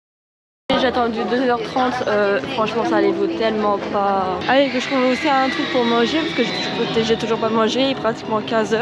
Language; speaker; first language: French; native; French